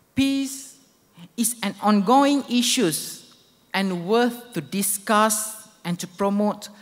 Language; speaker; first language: English; non-native, local second language; Malay